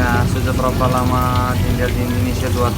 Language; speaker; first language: Indonesian; non-native, learner; Arabic